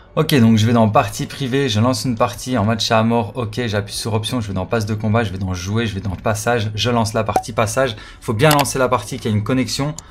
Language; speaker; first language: French; native; French